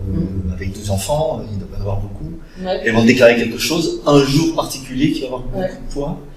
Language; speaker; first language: French; native; French